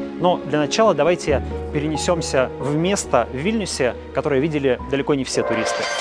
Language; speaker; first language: Russian; native; Russian